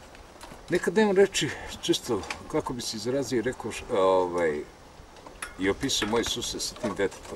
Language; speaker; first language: Serbian; native; Serbian